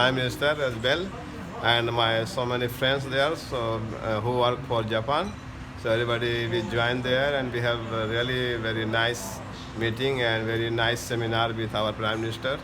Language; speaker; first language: English; non-native, local second language; Hindi